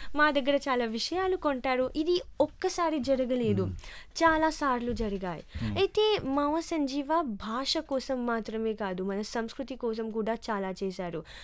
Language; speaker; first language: Telugu; early bilingual, heritage; Telugu